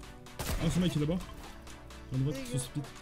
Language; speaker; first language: French; native; French